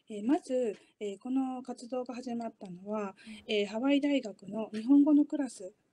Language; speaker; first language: Japanese; native; Japanese